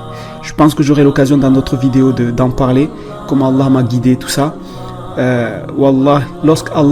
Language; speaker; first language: French; native; French